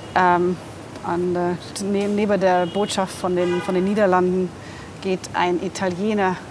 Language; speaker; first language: German; native; German